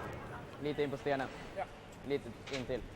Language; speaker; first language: Swedish; native; Swedish